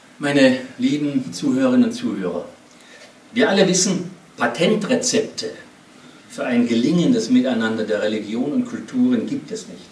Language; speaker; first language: German; native; German